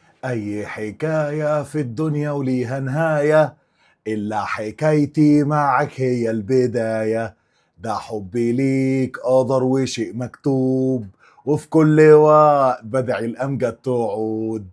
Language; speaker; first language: Arabic; native; Arabic